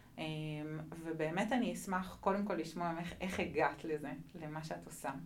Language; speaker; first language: Hebrew; native; Hebrew